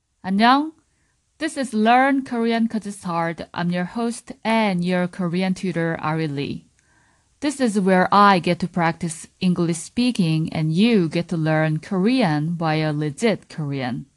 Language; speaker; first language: English; non-native, fluent; Korean